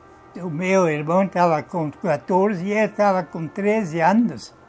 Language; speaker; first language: Portuguese; non-native, fluent; German